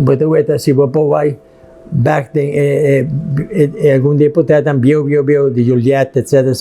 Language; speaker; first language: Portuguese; non-native, learner; Papiamento